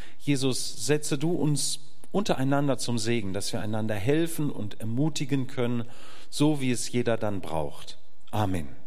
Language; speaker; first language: German; native; German